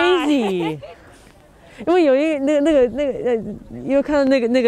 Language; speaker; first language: Chinese; non-native, fluent; English